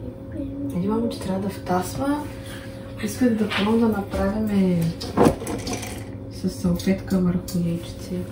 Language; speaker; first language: Bulgarian; native; Bulgarian